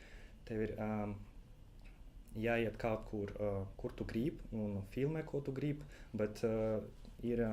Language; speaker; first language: Latvian; non-native, local second language; Russian